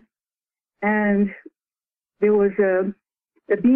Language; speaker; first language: English; native; English